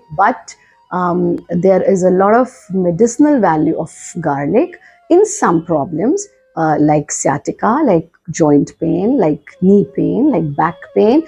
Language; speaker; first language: English; non-native, local second language; Hindi